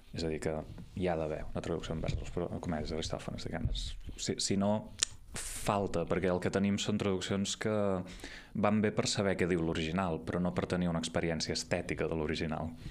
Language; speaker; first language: Catalan; native; Catalan